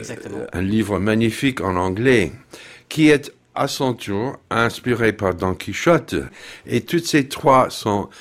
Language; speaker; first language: French; non-native, fluent; English